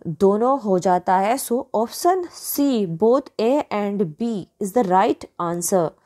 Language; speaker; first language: Hindi; native; Hindi